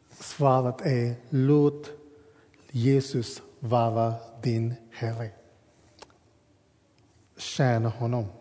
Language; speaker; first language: Swedish; non-native, fluent; English